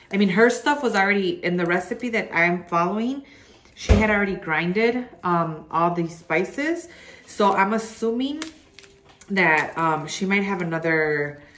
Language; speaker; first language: English; early bilingual, other home language; Spanish